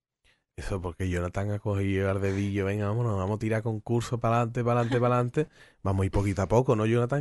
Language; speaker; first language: Spanish; native; Spanish